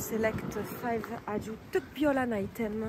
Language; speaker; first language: English; non-native, learner; French